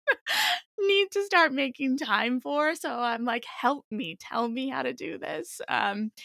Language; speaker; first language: English; native; English